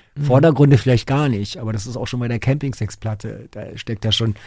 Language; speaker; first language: German; native; German